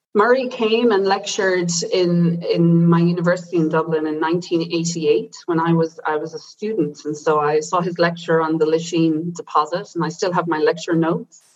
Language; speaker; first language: English; native; English